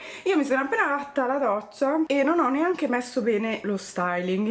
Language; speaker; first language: Italian; native; Italian